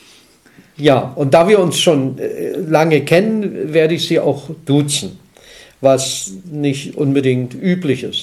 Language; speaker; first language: German; native; German